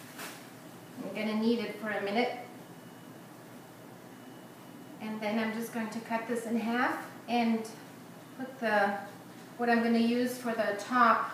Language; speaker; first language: English; non-native, fluent; German